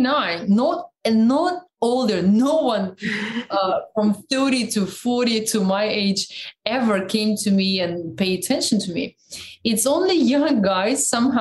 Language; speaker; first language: English; non-native, fluent; Russian